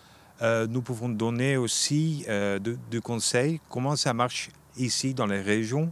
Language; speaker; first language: French; non-native, fluent; Dutch